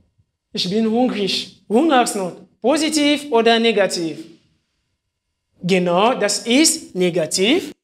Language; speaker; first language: German; non-native, fluent; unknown